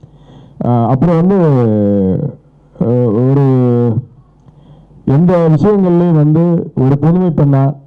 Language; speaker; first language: Tamil; native; Tamil